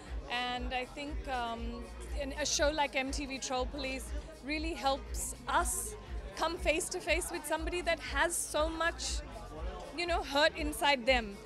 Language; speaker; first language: English; native; English